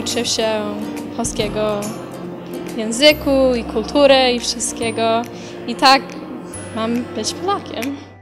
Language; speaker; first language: Polish; early bilingual, heritage; Polish